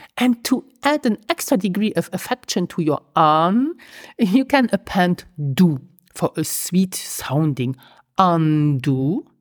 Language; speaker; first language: English; non-native, fluent; Luxembourgish